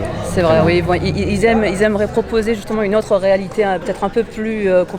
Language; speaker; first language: French; native; French